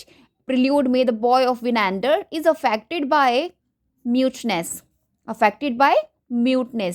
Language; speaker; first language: English; non-native, local second language; Hindi